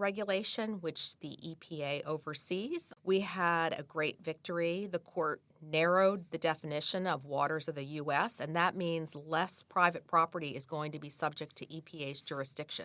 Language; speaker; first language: English; native; English